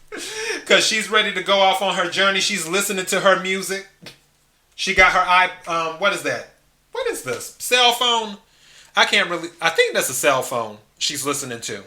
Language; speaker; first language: English; native; English